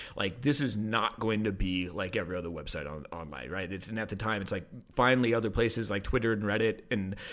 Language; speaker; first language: English; native; English